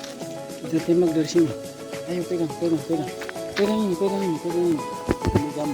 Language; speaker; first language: Malay; native; Malay